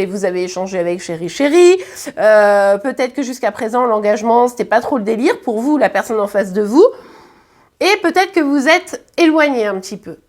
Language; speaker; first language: French; native; French